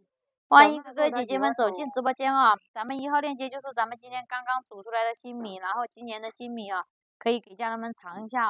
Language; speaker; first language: Chinese; native; Chinese